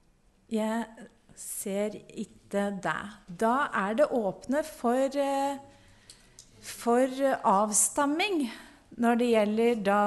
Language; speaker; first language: Norwegian; native; Norwegian